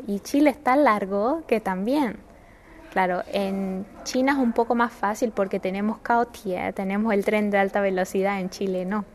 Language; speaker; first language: Spanish; native; Spanish